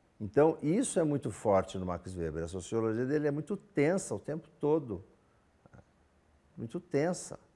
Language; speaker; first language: Portuguese; native; Portuguese